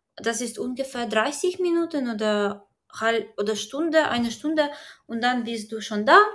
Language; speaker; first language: German; non-native, learner; Ukrainian